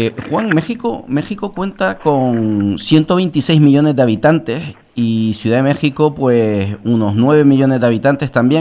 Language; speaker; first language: Spanish; native; Spanish